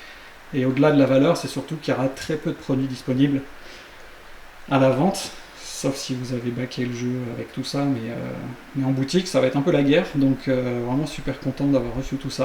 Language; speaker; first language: French; native; French